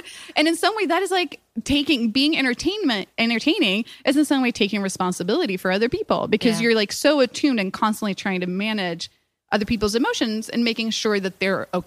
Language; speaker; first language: English; non-native, fluent; Swedish